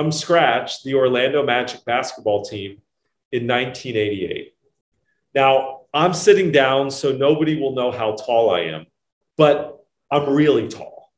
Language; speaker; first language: English; native; English